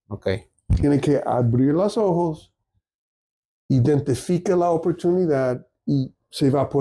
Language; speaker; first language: Spanish; non-native, fluent; English